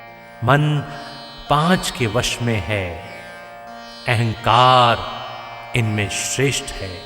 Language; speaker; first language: Hindi; native; Hindi